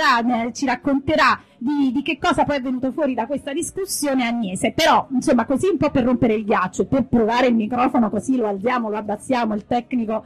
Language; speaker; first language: Italian; native; Italian